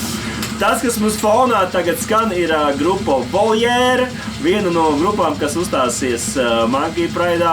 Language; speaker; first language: Latvian; native; Latvian